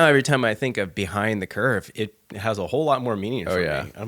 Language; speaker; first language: English; native; English